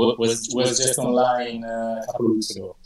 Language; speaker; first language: English; non-native, fluent; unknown